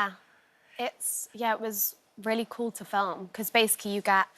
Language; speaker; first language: English; native; English